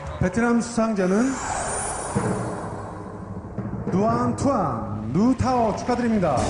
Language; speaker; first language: Korean; native; Korean